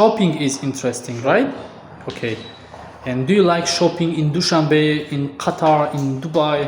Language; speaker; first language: English; non-native, fluent; Tajik